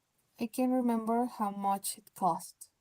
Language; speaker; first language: English; non-native, learner; Spanish